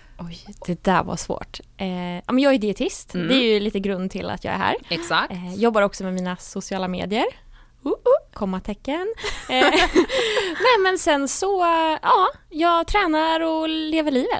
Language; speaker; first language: Swedish; native; Swedish